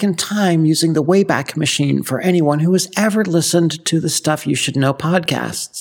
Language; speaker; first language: English; native; English